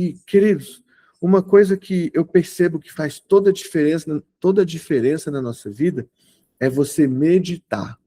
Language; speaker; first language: Portuguese; native; Portuguese